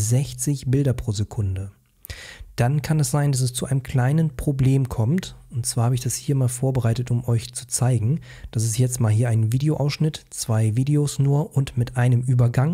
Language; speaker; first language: German; native; German